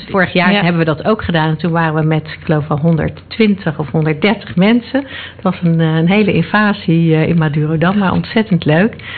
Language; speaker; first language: Dutch; native; Dutch